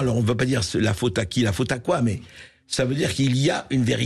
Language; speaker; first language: French; native; French